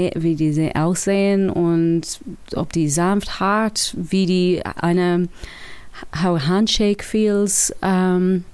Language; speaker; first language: German; non-native, learner; English